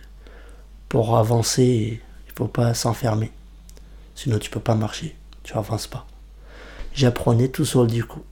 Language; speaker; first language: French; non-native, fluent; Kurdish